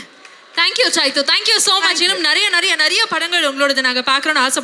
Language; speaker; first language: Tamil; native; Tamil